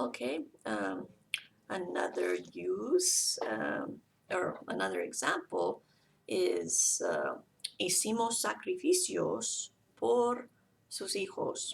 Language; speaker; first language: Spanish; non-native, fluent; English